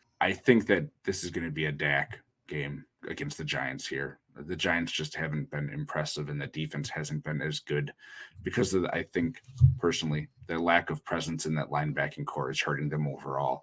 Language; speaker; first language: English; native; English